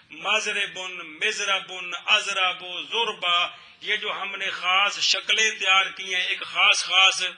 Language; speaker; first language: Urdu; non-native, local second language; Punjabi